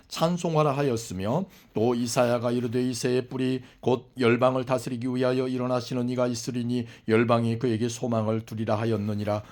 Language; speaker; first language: Korean; native; Korean